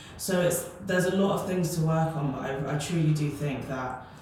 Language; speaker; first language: English; native; English